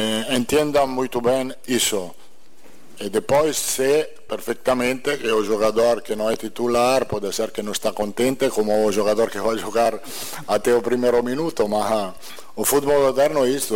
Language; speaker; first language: Portuguese; non-native, learner; Italian